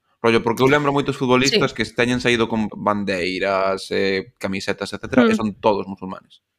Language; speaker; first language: Galician; non-native, local second language; Spanish